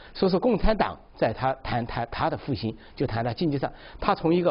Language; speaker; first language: Chinese; native; Chinese